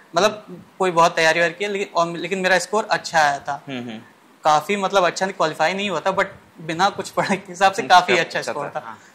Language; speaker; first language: Hindi; native; Hindi